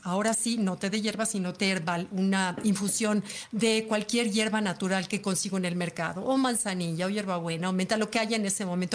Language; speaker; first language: Spanish; native; Spanish